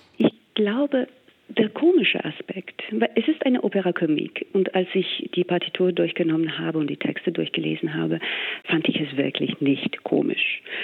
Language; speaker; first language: German; non-native, fluent; English